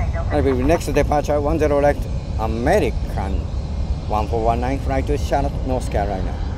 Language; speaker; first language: English; non-native, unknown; Japanese